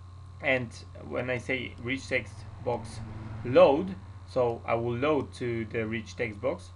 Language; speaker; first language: English; non-native, fluent; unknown